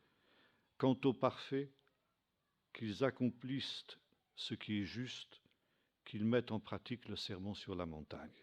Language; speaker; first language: French; native; French